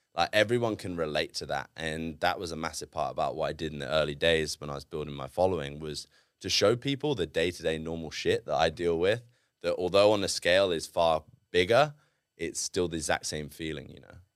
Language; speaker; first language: English; native; English